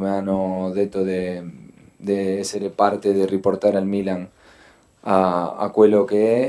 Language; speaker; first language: Italian; non-native, fluent; Spanish